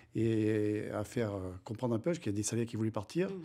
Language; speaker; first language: French; native; French